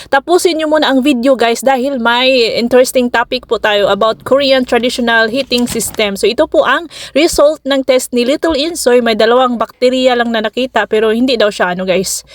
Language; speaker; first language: Filipino; non-native, local second language; Cebuano